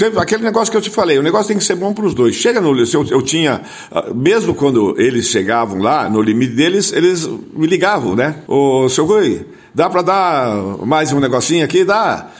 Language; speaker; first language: Portuguese; non-native, local second language; German